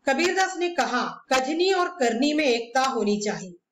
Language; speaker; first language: Hindi; non-native, local second language; Malayalam